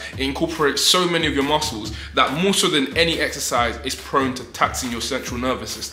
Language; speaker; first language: English; native; English